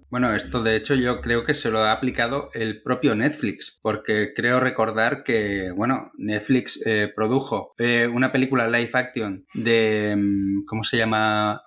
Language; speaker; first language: Spanish; native; Spanish